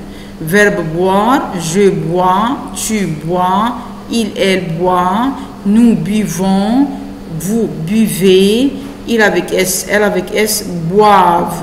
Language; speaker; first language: French; non-native, fluent; Arabic